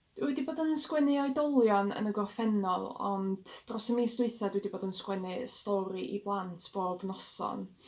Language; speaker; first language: Welsh; native; Welsh